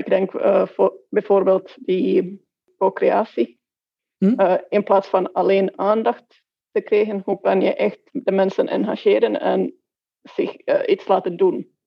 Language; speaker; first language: Dutch; non-native, fluent; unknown